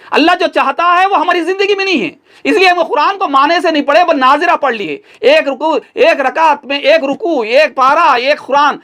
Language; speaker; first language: Urdu; native; Urdu